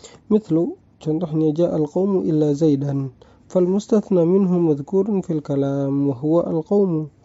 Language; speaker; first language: Arabic; non-native, fluent; Indonesian